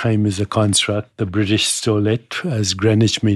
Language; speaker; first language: English; non-native, local second language; Hindi